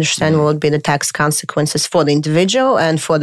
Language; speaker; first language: English; non-native, fluent; Romanian